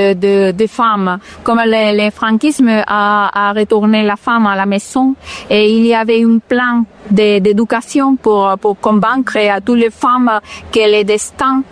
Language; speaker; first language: French; non-native, fluent; Spanish